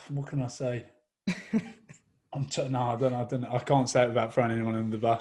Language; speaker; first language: English; native; English